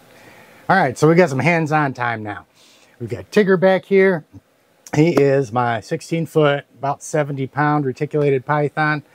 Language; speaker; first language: English; native; English